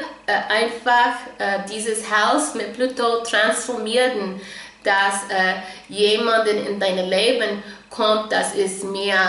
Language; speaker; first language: German; non-native, fluent; English